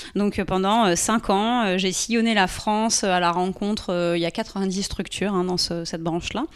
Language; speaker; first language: French; native; French